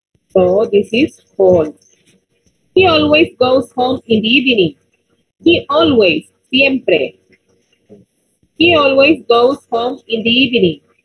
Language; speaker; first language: English; non-native, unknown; Spanish